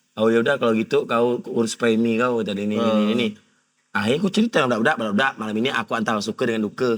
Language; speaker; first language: Malay; native; Malay